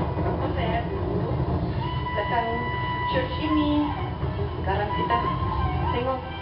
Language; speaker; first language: Indonesian; non-native, learner; German